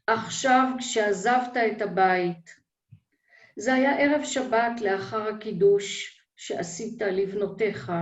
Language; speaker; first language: Hebrew; native; Hebrew